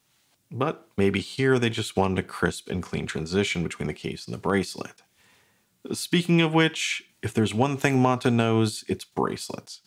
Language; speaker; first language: English; native; English